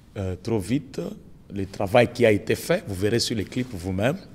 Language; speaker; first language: French; non-native, local second language; Lingala